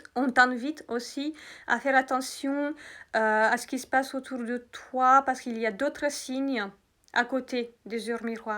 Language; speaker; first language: French; native; French